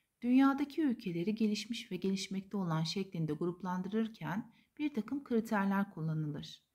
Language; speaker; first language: Turkish; native; Turkish